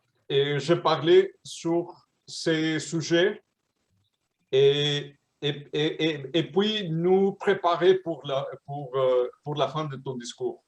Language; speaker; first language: French; non-native, fluent; Spanish